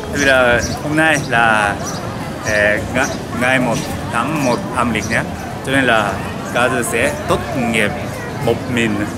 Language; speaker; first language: Vietnamese; non-native, learner; Japanese